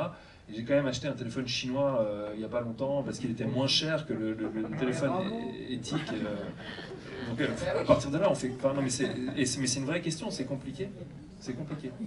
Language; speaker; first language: French; native; French